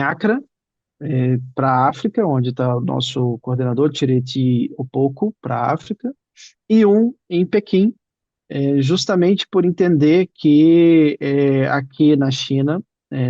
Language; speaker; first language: Portuguese; native; Portuguese